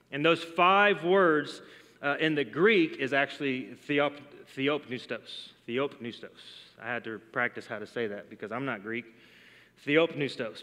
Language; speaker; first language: English; native; English